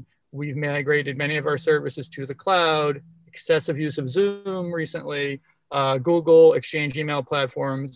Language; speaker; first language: English; native; English